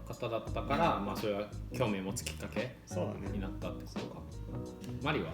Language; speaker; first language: Japanese; native; Japanese